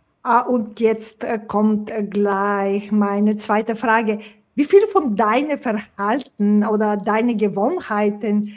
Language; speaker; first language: German; non-native, fluent; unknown